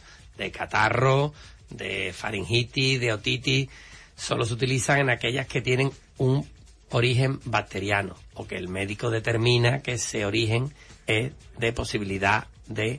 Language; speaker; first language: Spanish; native; Spanish